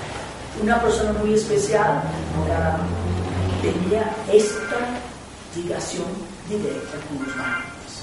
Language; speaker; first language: Spanish; non-native, fluent; Portuguese